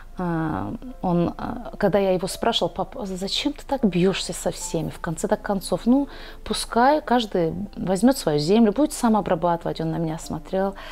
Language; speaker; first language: Russian; non-native, local second language; Karachay-Balkar